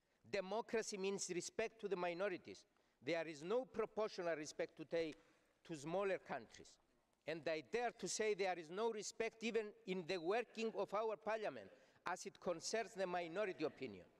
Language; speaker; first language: English; non-native, fluent; Greek